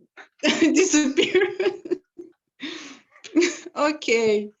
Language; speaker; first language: English; non-native, learner; Russian